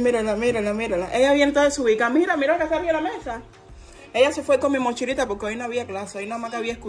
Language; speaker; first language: Spanish; native; Spanish